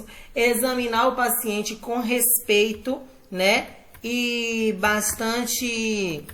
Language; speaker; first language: Portuguese; native; Portuguese